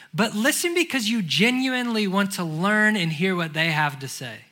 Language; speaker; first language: English; native; English